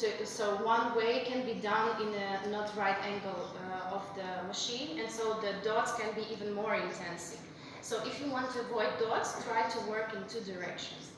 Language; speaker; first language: English; non-native, fluent; Russian